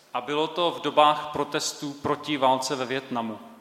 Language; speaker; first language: Czech; native; Czech